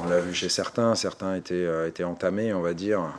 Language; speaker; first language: French; native; French